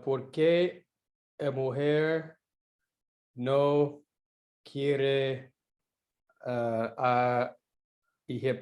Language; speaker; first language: Spanish; non-native, learner; English